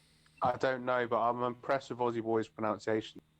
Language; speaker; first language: English; native; English